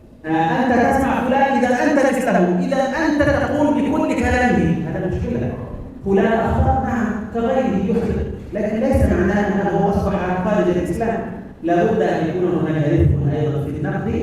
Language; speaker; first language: Arabic; native; Arabic